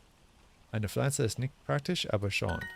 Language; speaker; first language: German; non-native, learner; English